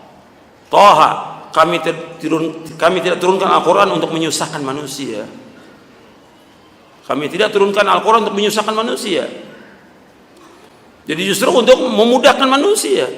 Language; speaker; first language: Indonesian; native; Indonesian